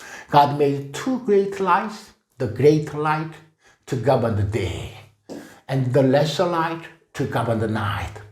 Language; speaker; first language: English; non-native, fluent; Korean